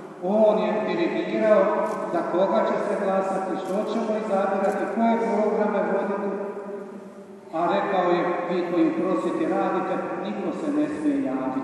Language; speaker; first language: Serbian; native; Serbian